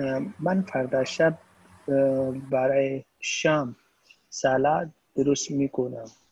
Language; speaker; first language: Persian; non-native, learner; Urdu